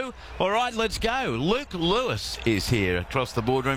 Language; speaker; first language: English; native; English